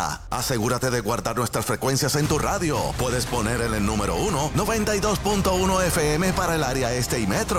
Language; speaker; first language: Spanish; native; Spanish